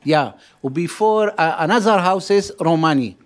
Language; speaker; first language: English; non-native, learner; Arabic